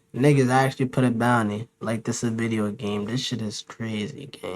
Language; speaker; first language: English; native; English